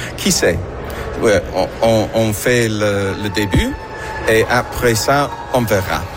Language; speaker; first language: French; non-native, fluent; English